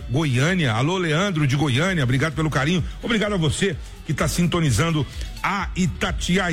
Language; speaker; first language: Portuguese; native; Portuguese